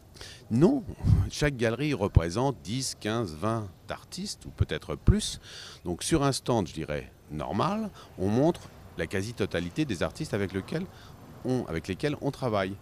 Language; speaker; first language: French; native; French